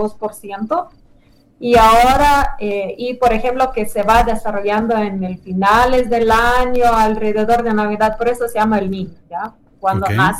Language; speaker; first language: Spanish; non-native, fluent; Lithuanian